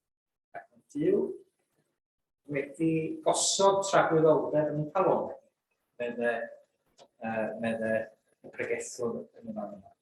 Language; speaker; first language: Welsh; native; Welsh